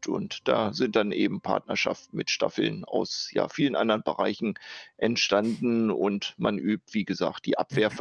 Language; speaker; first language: German; native; German